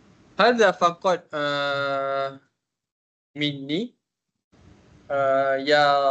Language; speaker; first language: Arabic; non-native, learner; Malay